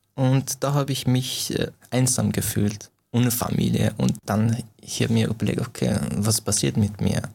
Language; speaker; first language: German; non-native, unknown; Persian